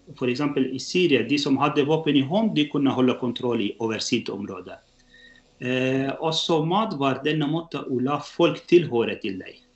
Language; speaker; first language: Norwegian; non-native, fluent; Kurdish